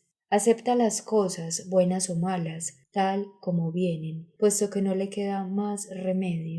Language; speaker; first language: Spanish; native; Spanish